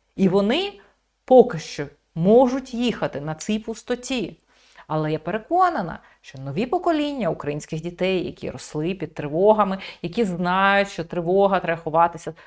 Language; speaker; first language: Ukrainian; native; Ukrainian